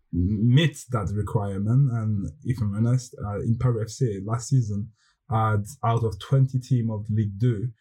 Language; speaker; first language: English; non-native, fluent; French